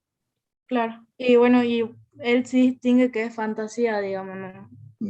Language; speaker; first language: Spanish; native; Spanish